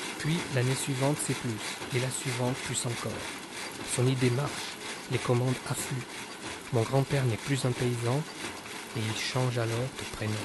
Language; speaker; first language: French; native; French